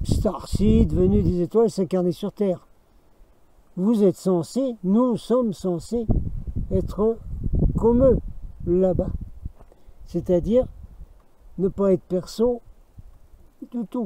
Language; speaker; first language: French; native; French